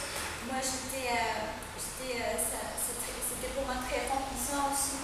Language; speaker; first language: French; non-native, fluent; Spanish